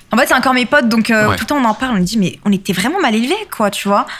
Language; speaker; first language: French; native; French